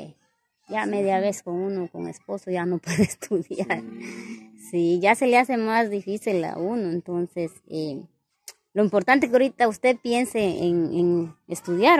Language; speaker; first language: Spanish; native; Spanish